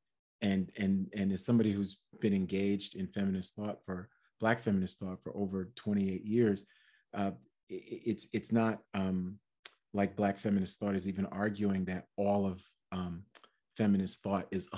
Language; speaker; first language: English; native; English